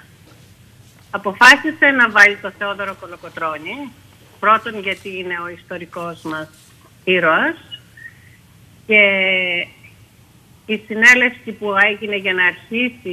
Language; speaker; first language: Greek; early bilingual, heritage; Greek